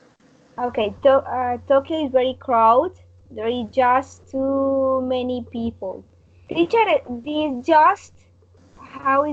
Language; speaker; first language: English; non-native, learner; Spanish